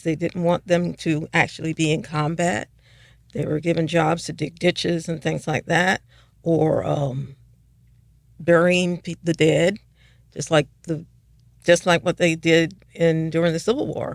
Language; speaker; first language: English; native; English